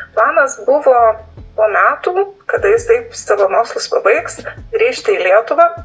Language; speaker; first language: Lithuanian; native; Lithuanian